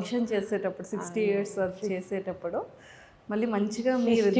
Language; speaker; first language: Telugu; native; Telugu